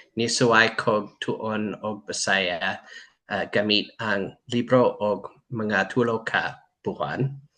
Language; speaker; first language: Cebuano; non-native, learner; English